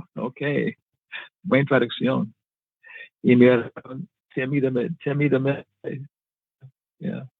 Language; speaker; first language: Spanish; non-native, learner; English